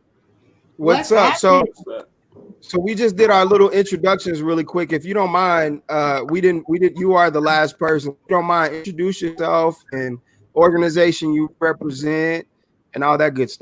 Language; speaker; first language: English; native; English